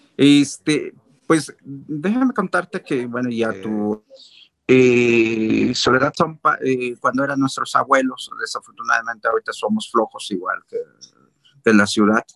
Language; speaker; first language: Spanish; non-native, local second language; Nahuatl languages